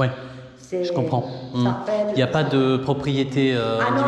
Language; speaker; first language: French; native; French